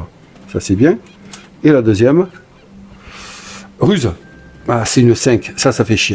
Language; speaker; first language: French; native; French